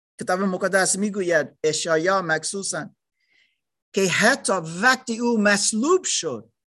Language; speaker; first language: Persian; non-native, learner; German